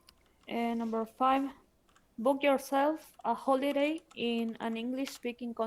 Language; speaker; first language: English; non-native, learner; Spanish